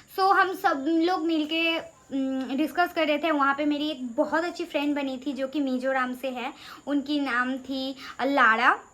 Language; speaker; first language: Hindi; non-native, local second language; Bangla